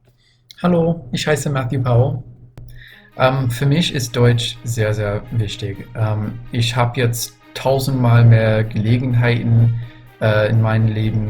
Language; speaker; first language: German; non-native, fluent; English